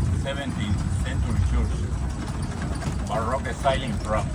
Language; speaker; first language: English; non-native, learner; Spanish